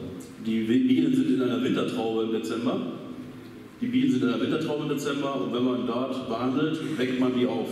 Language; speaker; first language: German; native; German